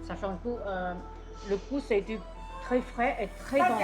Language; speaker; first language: French; non-native, fluent; Chinese